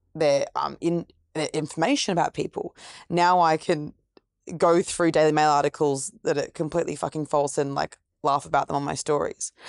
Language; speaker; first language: English; native; English